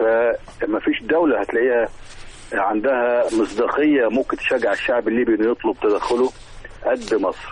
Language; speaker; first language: Arabic; native; Arabic